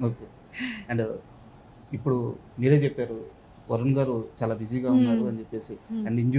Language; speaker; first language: Telugu; native; Telugu